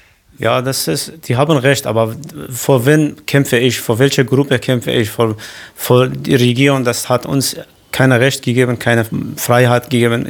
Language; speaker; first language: German; non-native, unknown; Kurdish